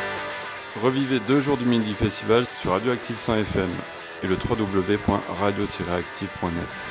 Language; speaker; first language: French; native; French